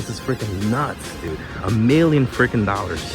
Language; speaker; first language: English; native; English